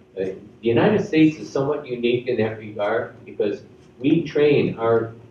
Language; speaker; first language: English; native; English